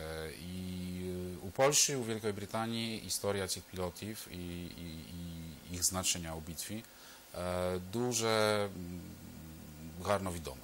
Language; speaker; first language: Ukrainian; non-native, fluent; Polish